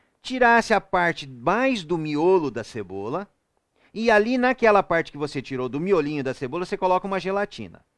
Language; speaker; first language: Portuguese; native; Portuguese